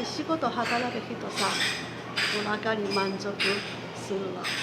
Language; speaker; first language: Japanese; non-native, learner; Chinese